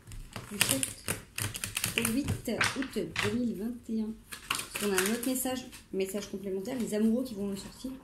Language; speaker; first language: French; native; French